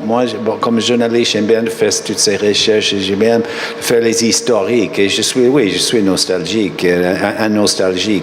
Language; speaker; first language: French; non-native, fluent; English